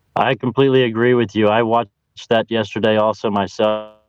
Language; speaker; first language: English; native; English